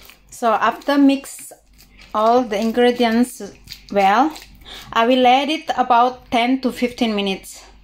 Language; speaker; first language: English; non-native, learner; Indonesian